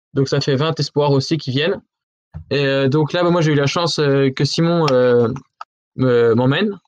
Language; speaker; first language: French; native; French